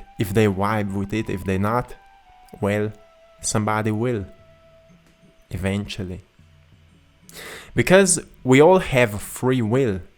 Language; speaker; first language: English; non-native, fluent; Slovenian